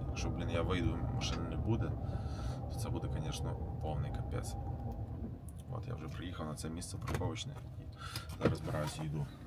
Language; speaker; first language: Ukrainian; non-native, local second language; Russian